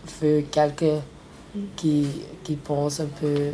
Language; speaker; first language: French; non-native, local second language; Dutch